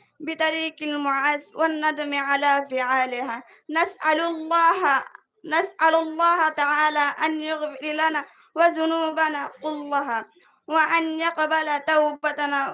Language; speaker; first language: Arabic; non-native, learner; Bangla